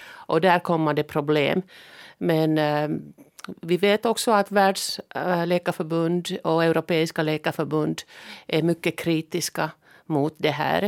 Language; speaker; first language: Swedish; non-native, local second language; Finnish